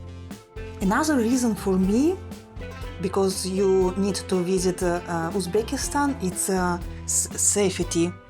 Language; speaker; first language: English; non-native, fluent; Russian